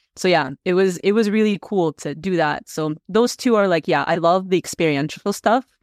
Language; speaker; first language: English; non-native, fluent; Russian